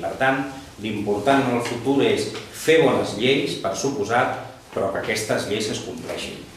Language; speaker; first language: Catalan; non-native, local second language; Spanish